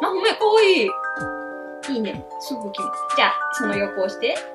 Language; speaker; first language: Japanese; native; Japanese